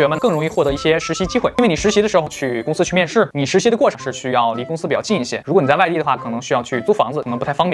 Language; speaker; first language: Chinese; native; Chinese